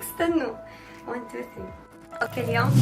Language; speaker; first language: Arabic; native; Arabic